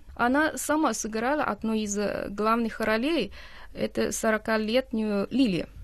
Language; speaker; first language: Russian; non-native, fluent; Chinese